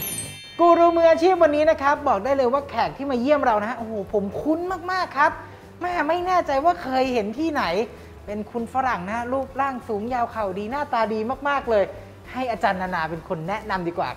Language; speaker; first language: Thai; native; Thai